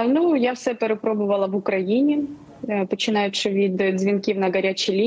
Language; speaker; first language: Ukrainian; non-native, local second language; Russian